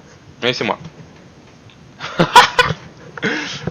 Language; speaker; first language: French; native; French